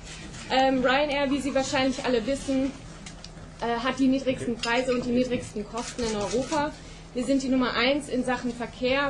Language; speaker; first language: German; native; German